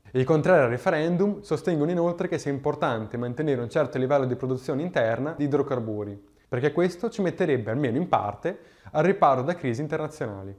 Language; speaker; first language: Italian; native; Italian